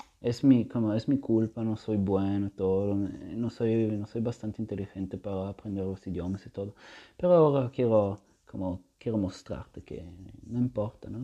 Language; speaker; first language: Spanish; non-native, fluent; Italian